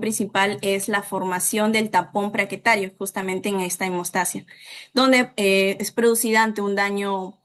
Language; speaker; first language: Spanish; native; Spanish